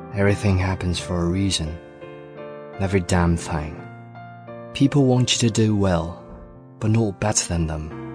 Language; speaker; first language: English; non-native, fluent; Chinese